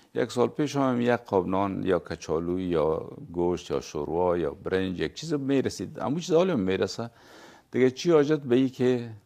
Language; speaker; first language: Persian; native; Persian